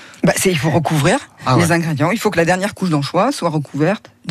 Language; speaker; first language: French; native; French